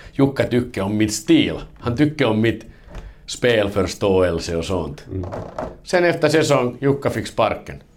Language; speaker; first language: Swedish; non-native, local second language; Finnish